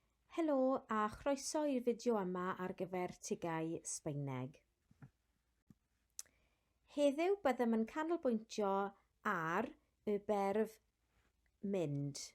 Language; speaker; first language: Welsh; non-native, local second language; English